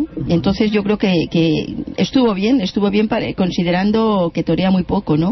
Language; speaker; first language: Spanish; native; Spanish